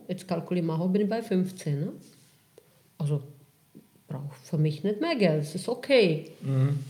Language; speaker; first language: German; non-native, fluent; Czech